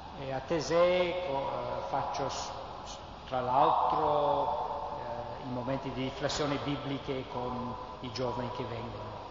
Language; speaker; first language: Italian; non-native, fluent; English